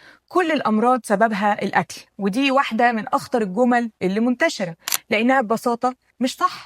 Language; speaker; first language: Arabic; native; Arabic